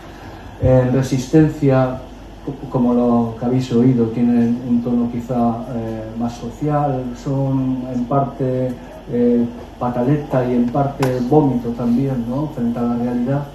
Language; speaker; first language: Spanish; native; Spanish